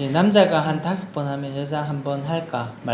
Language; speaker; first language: Korean; non-native, local second language; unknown